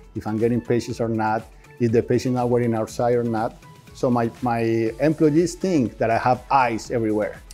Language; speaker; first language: English; non-native, fluent; Spanish